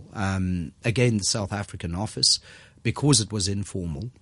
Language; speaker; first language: English; native; English